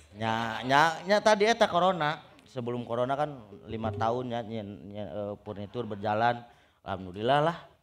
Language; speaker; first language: Indonesian; non-native, local second language; Sundanese